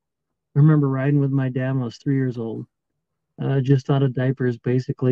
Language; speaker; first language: English; native; English